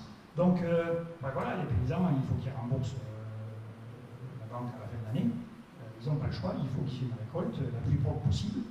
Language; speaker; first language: French; native; French